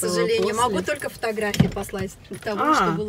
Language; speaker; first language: Russian; native; Russian